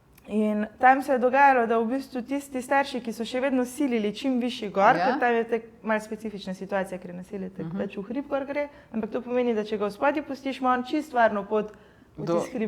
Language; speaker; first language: Slovenian; native; Slovenian